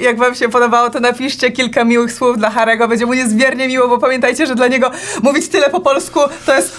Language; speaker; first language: Polish; native; Polish